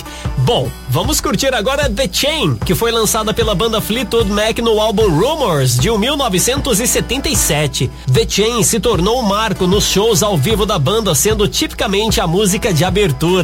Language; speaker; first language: Portuguese; native; Portuguese